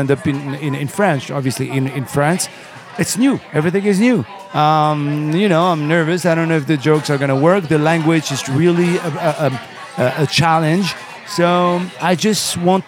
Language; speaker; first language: English; non-native, fluent; Arabic